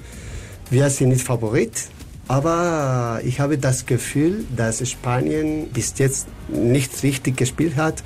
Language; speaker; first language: German; non-native, fluent; Spanish